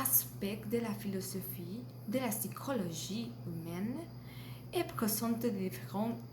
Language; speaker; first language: French; non-native, learner; Spanish